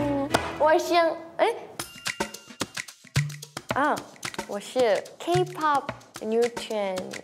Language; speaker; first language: Chinese; non-native, learner; Korean